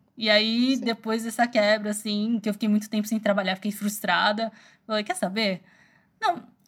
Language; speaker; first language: Portuguese; early bilingual, other home language; Chinese